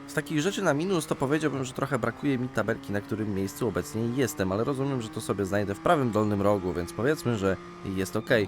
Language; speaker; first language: Polish; native; Polish